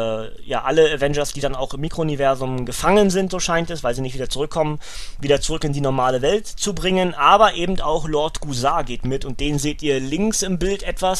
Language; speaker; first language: German; native; German